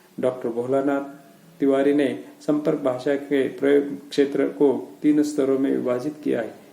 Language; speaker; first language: Hindi; non-native, local second language; Marathi